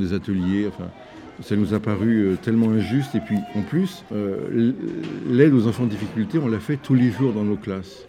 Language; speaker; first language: French; native; French